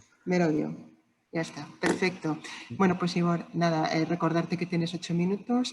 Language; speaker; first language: Spanish; native; Spanish